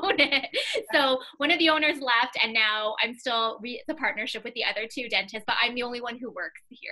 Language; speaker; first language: English; native; English